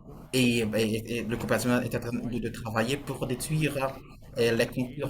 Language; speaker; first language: French; non-native, fluent; Portuguese